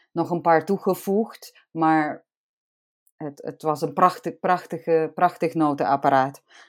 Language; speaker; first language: Dutch; non-native, fluent; Romanian